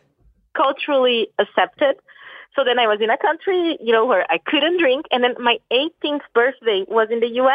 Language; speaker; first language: English; non-native, fluent; Portuguese